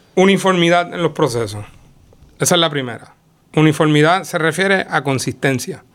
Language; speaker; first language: Spanish; native; Spanish